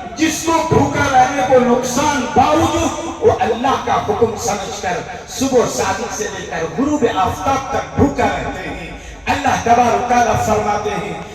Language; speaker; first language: Urdu; native; Urdu